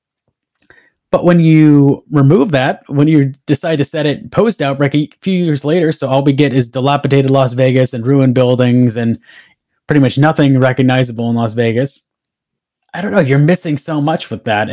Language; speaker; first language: English; native; English